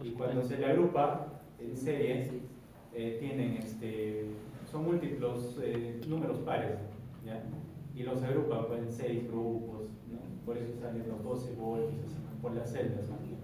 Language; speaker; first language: Spanish; native; Spanish